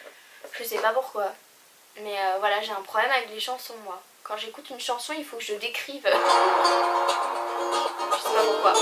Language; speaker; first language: French; native; French